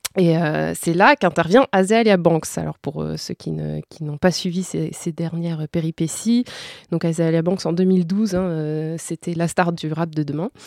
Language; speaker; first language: French; native; French